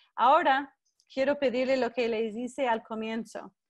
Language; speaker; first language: Spanish; non-native, fluent; English